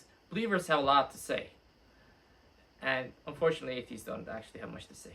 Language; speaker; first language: English; non-native, fluent; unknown